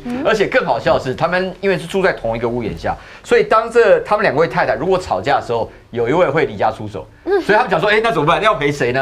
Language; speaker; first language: Chinese; native; Chinese